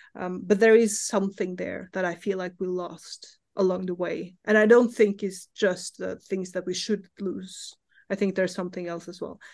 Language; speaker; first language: English; non-native, fluent; Norwegian